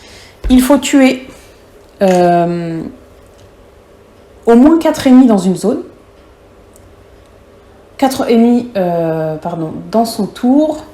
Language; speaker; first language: French; native; French